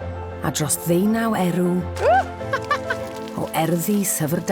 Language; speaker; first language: Welsh; native; Welsh